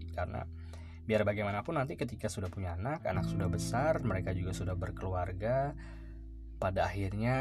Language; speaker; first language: Indonesian; native; Indonesian